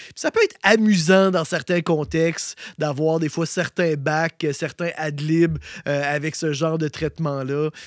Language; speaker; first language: French; native; French